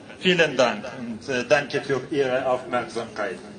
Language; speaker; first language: German; non-native, fluent; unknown